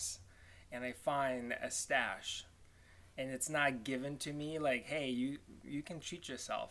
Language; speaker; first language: English; non-native, fluent; Lithuanian